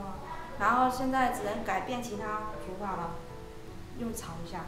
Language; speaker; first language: Chinese; native; Chinese